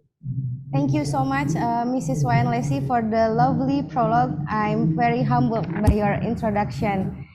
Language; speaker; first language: English; non-native, fluent; Indonesian